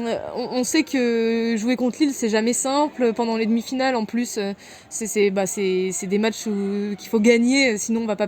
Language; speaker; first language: French; native; French